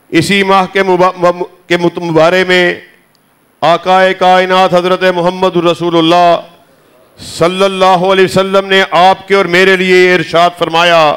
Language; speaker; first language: Urdu; native; Urdu